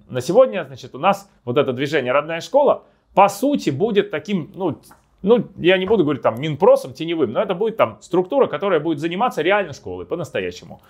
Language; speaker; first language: Russian; native; Russian